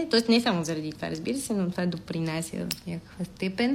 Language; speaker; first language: Bulgarian; native; Bulgarian